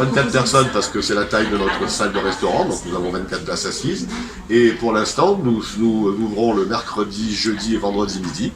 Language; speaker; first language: French; native; French